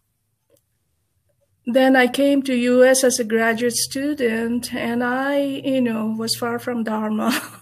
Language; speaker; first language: English; non-native, local second language; Bangla